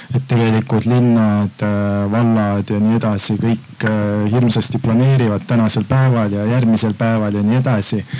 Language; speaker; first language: Estonian; native; Estonian